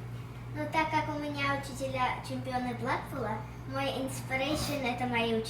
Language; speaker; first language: Russian; early bilingual, heritage; Russian